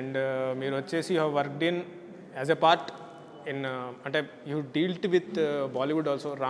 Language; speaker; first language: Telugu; native; Telugu